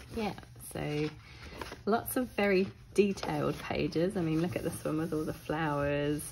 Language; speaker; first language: English; native; English